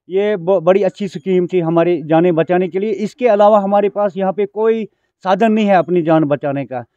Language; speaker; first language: Hindi; non-native, local second language; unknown